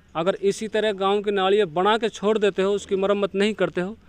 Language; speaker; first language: Hindi; native; Hindi